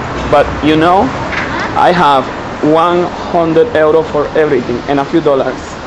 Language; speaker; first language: English; non-native, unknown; Spanish